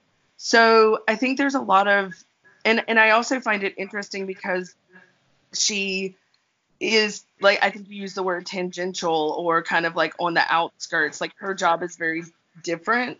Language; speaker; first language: English; native; English